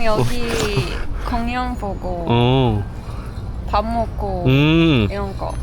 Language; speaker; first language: Korean; non-native, fluent; Ukrainian